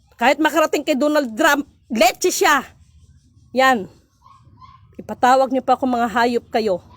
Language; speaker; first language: Filipino; non-native, local second language; Cebuano